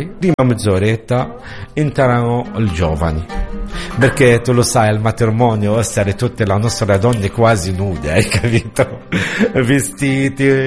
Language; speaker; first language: Italian; non-native, learner; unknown